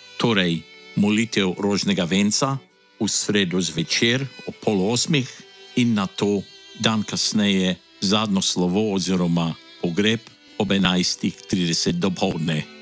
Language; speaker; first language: Slovenian; early bilingual, heritage; Slovenian